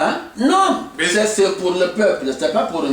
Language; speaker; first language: French; non-native, local second language; Lingala